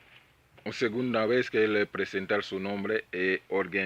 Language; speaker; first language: Spanish; non-native, learner; Haitian Creole